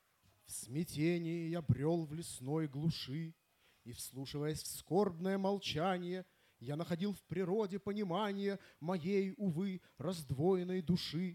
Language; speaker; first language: Russian; native; Russian